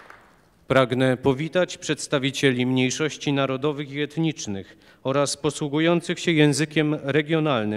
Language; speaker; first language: Polish; native; Polish